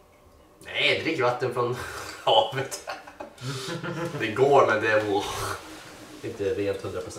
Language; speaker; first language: Swedish; native; Swedish